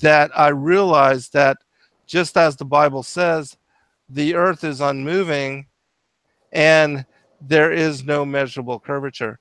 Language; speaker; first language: English; native; English